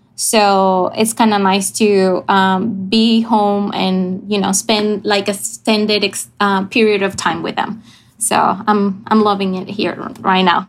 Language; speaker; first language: English; non-native, fluent; Spanish